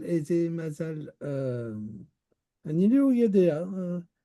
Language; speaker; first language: Hebrew; non-native, learner; French